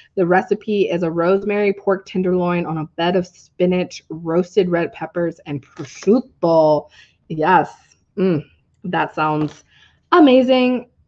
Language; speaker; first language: English; native; English